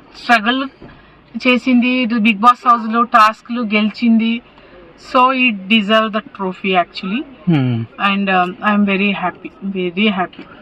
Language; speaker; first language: Telugu; non-native, learner; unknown